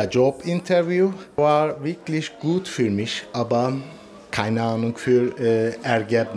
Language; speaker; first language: German; non-native, learner; Turkish